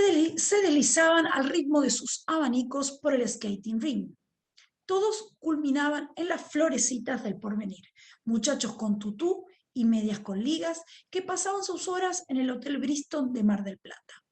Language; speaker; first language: Spanish; native; Spanish